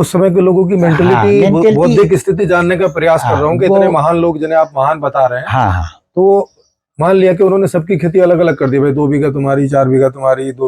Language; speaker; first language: Hindi; native; Hindi